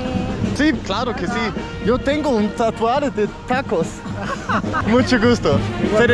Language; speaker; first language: Spanish; non-native, learner; Danish